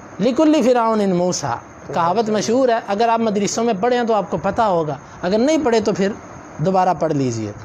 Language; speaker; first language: Urdu; non-native, local second language; Punjabi